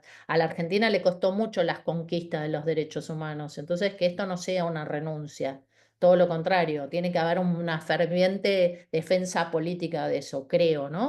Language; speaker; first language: Spanish; native; Spanish